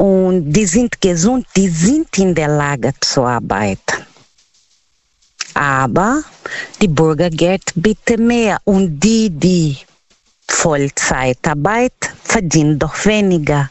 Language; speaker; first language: German; non-native, learner; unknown